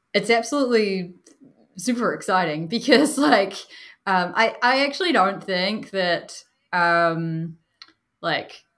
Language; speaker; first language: English; native; English